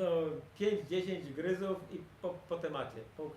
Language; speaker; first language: Polish; native; Polish